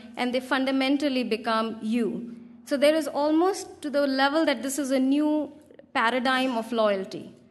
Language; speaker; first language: English; non-native, local second language; Hindi